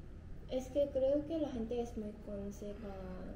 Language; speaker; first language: Spanish; non-native, fluent; Korean